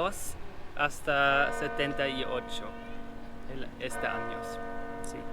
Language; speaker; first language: Spanish; non-native, learner; German